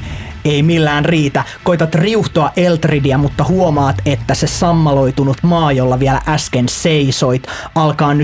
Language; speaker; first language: Finnish; native; Finnish